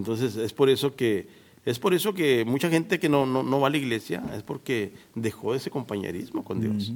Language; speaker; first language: Spanish; native; Spanish